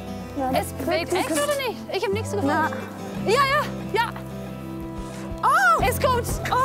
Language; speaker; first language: German; non-native, learner; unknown